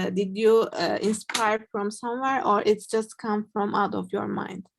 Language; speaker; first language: English; non-native, fluent; Turkish